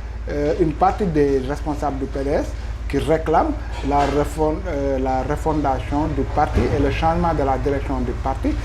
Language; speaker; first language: French; non-native, local second language; Wolof